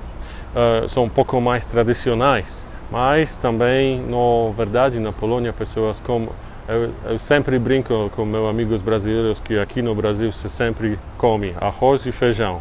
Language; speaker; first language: Portuguese; non-native, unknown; Polish